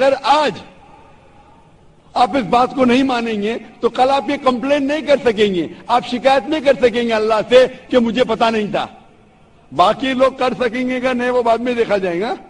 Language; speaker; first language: Hindi; non-native, local second language; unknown